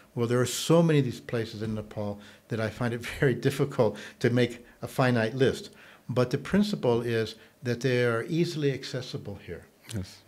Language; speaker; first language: English; native; English